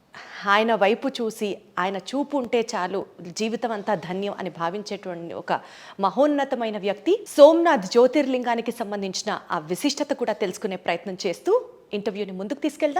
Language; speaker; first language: Telugu; native; Telugu